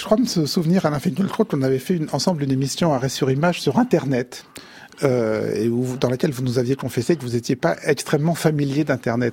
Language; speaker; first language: French; native; French